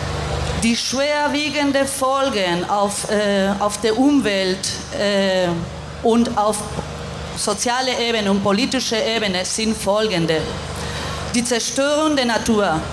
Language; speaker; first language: German; non-native, fluent; Spanish